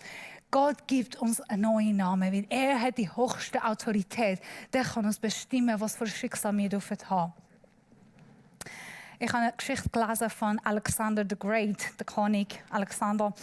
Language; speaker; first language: German; non-native, learner; Persian